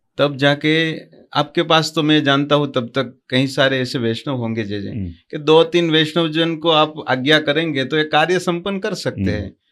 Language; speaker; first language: Hindi; non-native, local second language; Gujarati